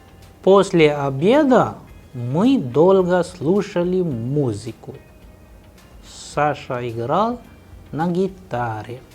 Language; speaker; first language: Russian; non-native, fluent; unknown